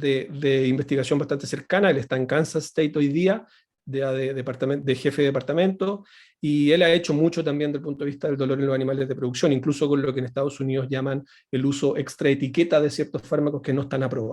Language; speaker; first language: Spanish; native; Spanish